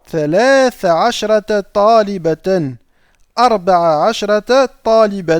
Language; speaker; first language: Arabic; non-native, fluent; French